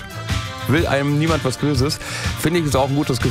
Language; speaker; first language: German; native; German